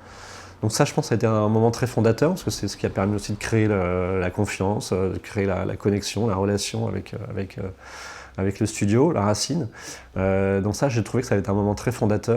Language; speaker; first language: French; native; French